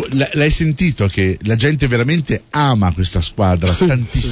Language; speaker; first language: Italian; native; Italian